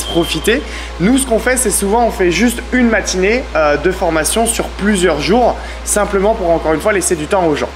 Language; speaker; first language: French; native; French